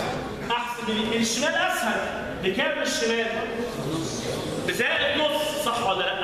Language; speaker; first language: Arabic; native; Arabic